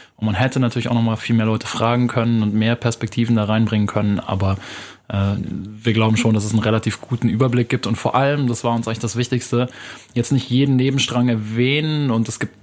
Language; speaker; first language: German; native; German